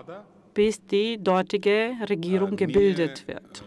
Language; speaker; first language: German; non-native, fluent; Macedonian